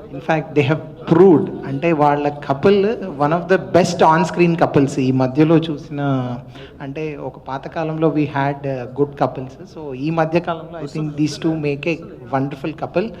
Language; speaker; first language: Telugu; native; Telugu